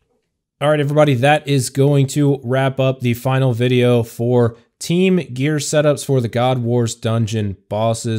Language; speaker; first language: English; native; English